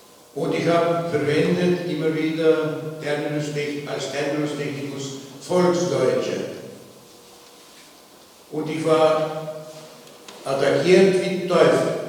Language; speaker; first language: German; non-native, fluent; Slovenian